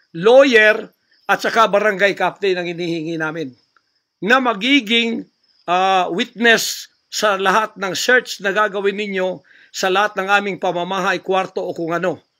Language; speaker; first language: Filipino; non-native, local second language; Cebuano